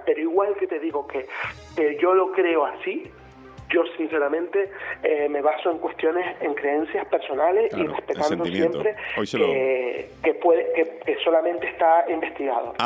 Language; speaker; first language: Spanish; native; Spanish